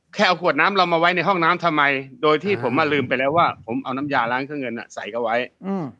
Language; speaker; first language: Thai; native; Thai